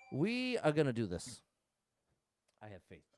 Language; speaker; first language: English; native; English